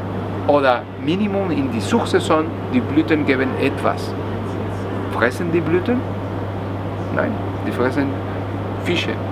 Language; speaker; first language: German; non-native, learner; Spanish